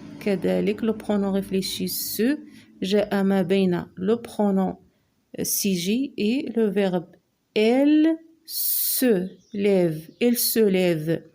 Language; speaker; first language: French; non-native, local second language; Arabic